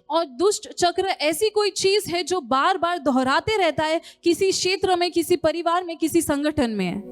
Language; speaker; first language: Hindi; native; Hindi